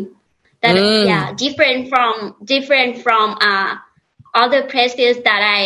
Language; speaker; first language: English; non-native, learner; Lao